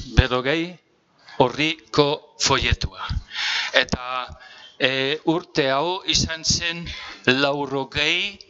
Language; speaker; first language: Basque; non-native, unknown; German